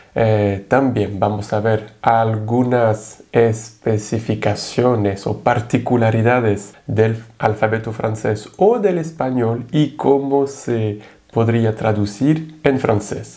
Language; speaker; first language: Spanish; non-native, fluent; French